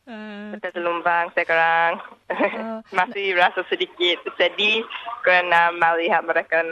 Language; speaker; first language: Indonesian; non-native, learner; English